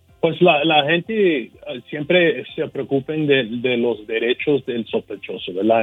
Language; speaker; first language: Spanish; early bilingual, heritage; Spanish